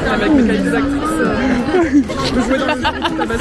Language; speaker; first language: French; native; French